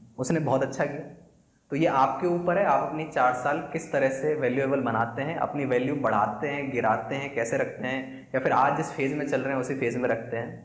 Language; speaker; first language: Hindi; native; Hindi